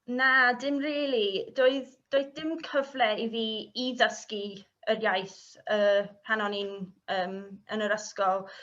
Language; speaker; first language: Welsh; non-native, learner; English